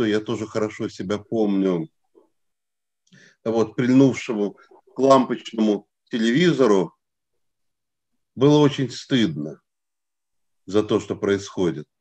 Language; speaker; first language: Russian; native; Russian